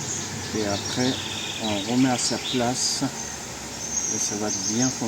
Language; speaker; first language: French; non-native, fluent; Persian